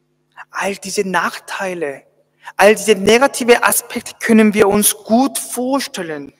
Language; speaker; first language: German; non-native, fluent; Korean